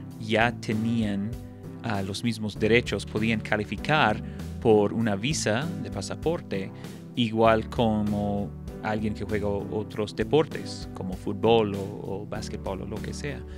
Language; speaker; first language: Spanish; non-native, fluent; English